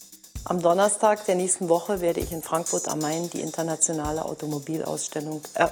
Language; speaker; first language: German; native; German